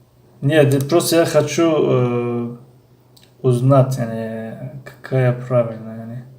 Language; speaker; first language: Russian; non-native, learner; Tajik